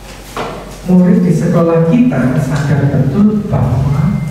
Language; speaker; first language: Indonesian; native; Indonesian